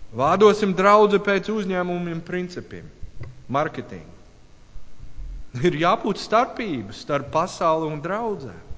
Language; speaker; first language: Latvian; non-native, learner; English